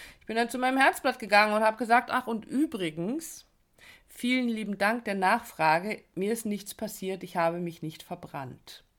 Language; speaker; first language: German; native; German